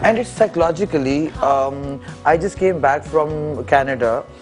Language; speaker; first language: English; non-native, local second language; Urdu